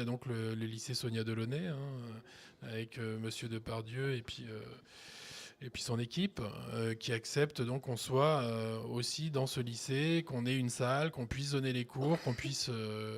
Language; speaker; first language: French; native; French